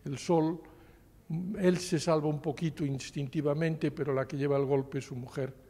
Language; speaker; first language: Spanish; native; Spanish